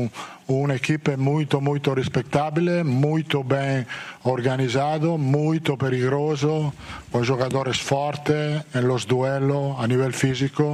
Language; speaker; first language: Portuguese; non-native, fluent; Italian